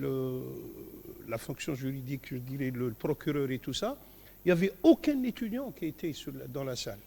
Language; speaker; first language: French; non-native, local second language; Kabyle